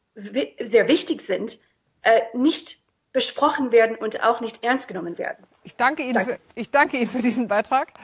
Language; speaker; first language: German; non-native, fluent; English